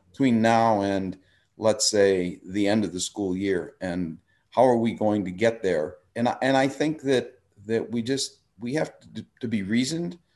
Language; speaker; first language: English; native; English